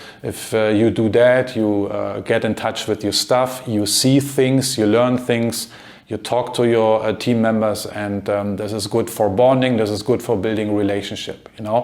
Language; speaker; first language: English; non-native, fluent; German